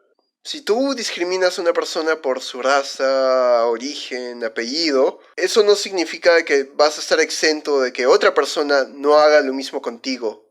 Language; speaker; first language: Spanish; native; Spanish